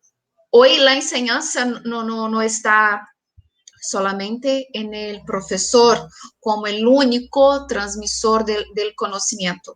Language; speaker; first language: Spanish; non-native, fluent; Portuguese